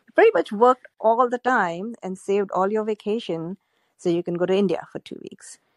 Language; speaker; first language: English; non-native, local second language; Gujarati